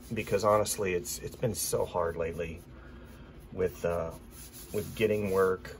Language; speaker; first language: English; native; English